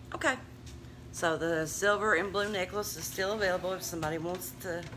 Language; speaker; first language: English; native; English